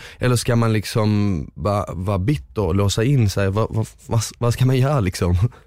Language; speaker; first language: Swedish; early bilingual, other home language; Bosnian